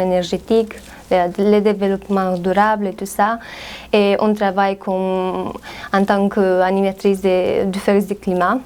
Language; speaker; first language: French; non-native, fluent; Romanian